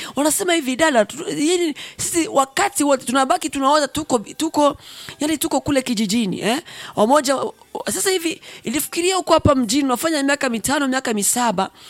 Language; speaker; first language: Swahili; non-native, local second language; Rundi